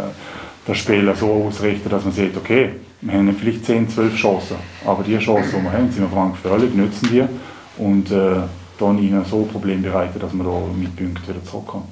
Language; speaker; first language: German; native; German